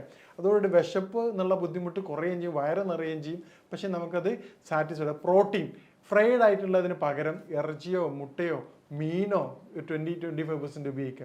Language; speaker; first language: Malayalam; native; Malayalam